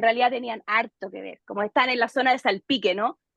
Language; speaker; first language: Spanish; native; Spanish